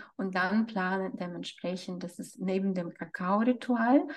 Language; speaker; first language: German; non-native, fluent; Russian